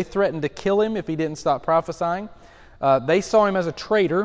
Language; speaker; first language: English; native; English